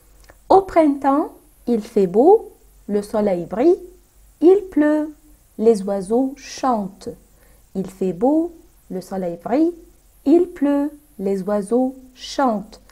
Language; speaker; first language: French; non-native, fluent; Arabic